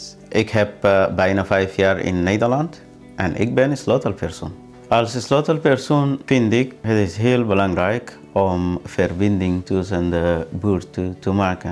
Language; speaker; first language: Dutch; non-native, learner; Arabic